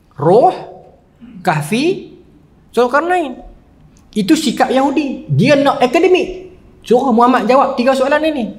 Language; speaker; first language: Malay; native; Malay